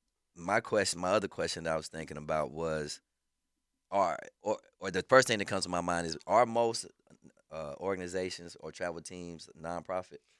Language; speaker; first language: English; native; English